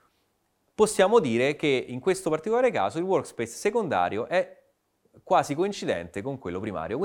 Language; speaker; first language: Italian; native; Italian